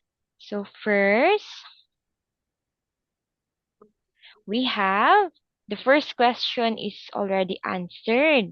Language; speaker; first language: English; non-native, local second language; Filipino